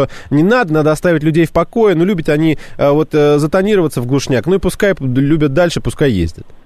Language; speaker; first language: Russian; native; Russian